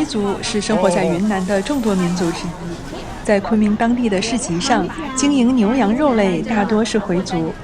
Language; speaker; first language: Chinese; native; Chinese